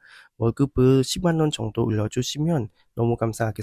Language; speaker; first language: Korean; non-native, fluent; Khmer